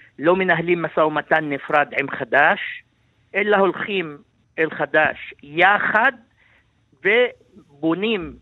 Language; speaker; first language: Hebrew; non-native, local second language; Arabic